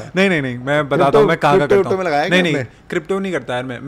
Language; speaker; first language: Hindi; native; Hindi